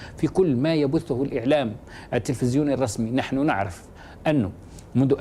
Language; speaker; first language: Arabic; native; Arabic